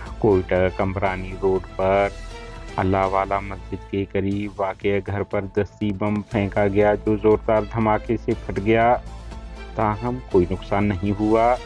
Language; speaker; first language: Urdu; non-native, local second language; Baluchi